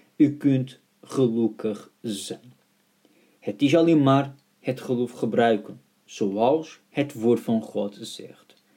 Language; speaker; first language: Dutch; non-native, fluent; Portuguese